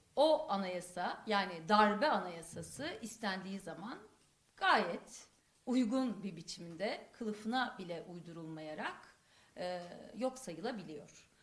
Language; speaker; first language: Turkish; non-native, local second language; Kurdish